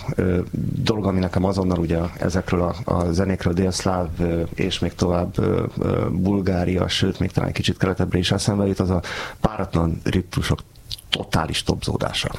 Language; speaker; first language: Hungarian; native; Hungarian